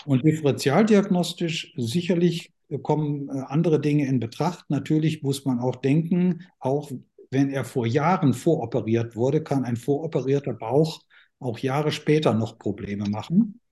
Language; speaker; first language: German; native; German